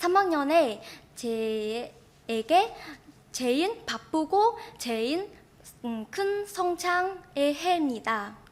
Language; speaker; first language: Korean; non-native, fluent; Vietnamese